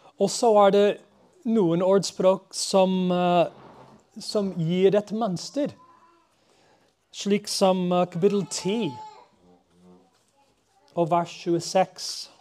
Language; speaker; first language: Norwegian; non-native, fluent; English